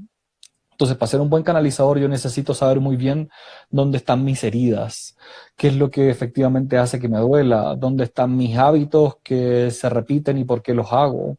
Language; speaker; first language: Spanish; native; Spanish